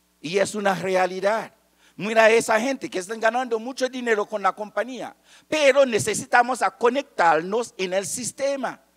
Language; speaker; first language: Spanish; non-native, fluent; Haitian Creole